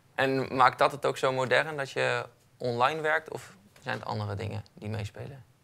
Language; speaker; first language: Dutch; native; Dutch